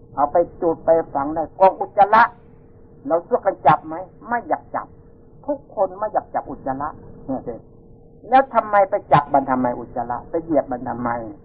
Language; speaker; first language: Thai; non-native, local second language; Northeastern Thai